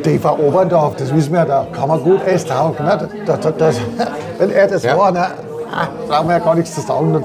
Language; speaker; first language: German; native; German